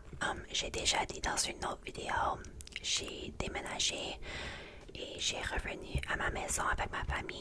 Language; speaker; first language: French; non-native, learner; English